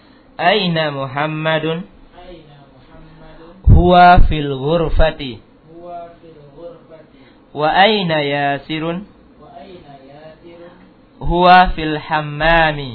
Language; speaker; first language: Arabic; non-native, fluent; Indonesian